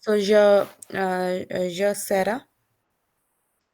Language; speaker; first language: French; non-native, learner; Hindi